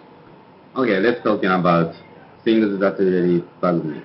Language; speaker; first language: English; non-native, learner; Japanese